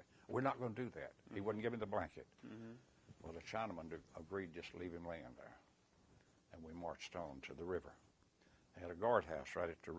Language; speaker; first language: English; native; English